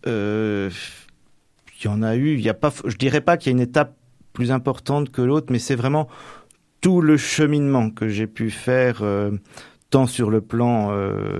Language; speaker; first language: French; native; French